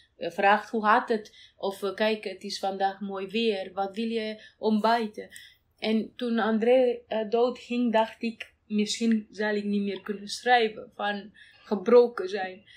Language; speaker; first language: Dutch; non-native, fluent; Romanian